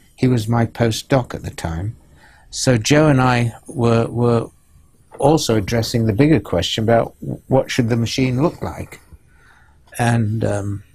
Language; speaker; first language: English; native; English